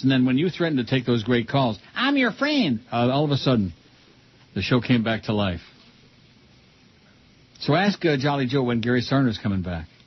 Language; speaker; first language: English; native; English